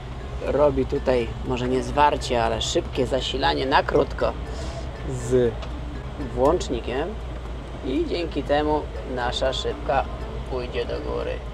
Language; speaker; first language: Polish; native; Polish